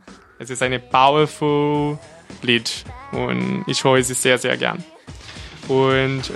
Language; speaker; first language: German; non-native, learner; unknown